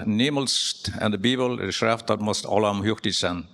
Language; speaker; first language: German; non-native, learner; Plautdietsch